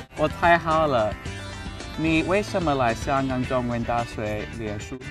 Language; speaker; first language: Chinese; non-native, learner; English